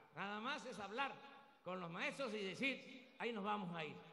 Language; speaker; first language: Spanish; native; Spanish